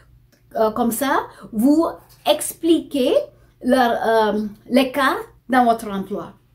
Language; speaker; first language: French; non-native, fluent; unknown